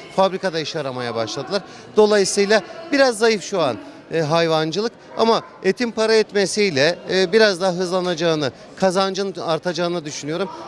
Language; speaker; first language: Turkish; native; Turkish